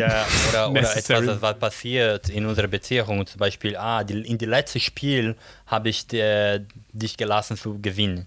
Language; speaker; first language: German; non-native, fluent; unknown